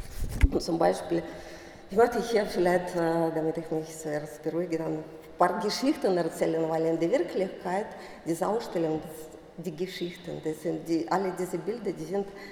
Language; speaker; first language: German; non-native, fluent; Russian